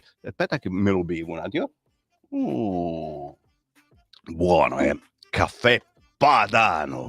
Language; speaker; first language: Italian; native; Italian